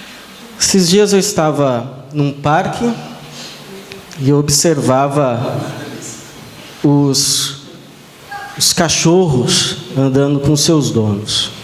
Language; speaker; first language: Portuguese; native; Portuguese